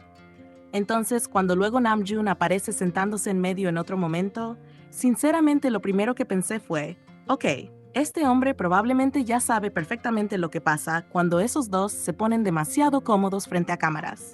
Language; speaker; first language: Spanish; native; Spanish